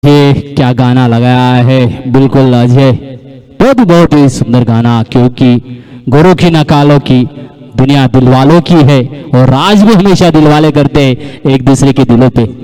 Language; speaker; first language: Hindi; non-native, local second language; Marathi